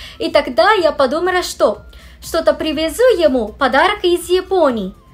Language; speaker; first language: Russian; non-native, fluent; Japanese